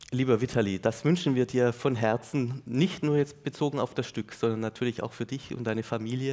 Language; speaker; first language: German; native; German